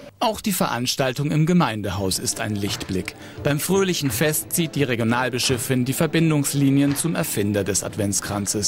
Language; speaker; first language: German; native; German